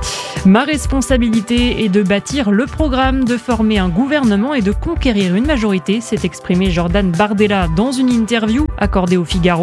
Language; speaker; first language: French; native; French